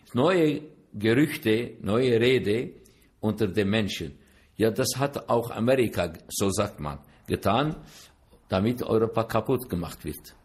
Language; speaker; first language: German; non-native, fluent; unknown